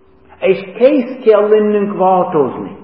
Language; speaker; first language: Hungarian; non-native, fluent; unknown